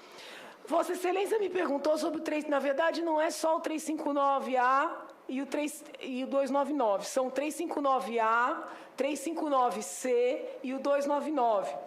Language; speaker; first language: Portuguese; native; Portuguese